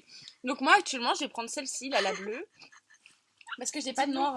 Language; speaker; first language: French; native; French